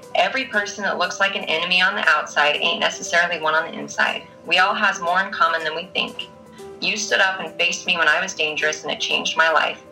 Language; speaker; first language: English; native; English